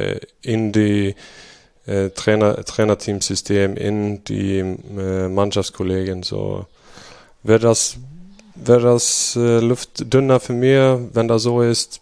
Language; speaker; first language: German; non-native, fluent; Swedish